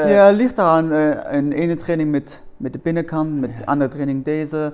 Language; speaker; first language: Dutch; non-native, learner; German